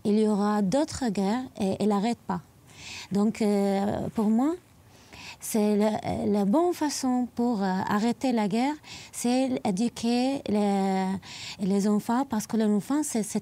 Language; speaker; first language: French; non-native, learner; Arabic